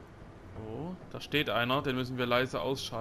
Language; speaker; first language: German; native; German